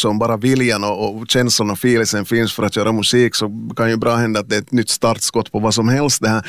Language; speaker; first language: Swedish; native; Swedish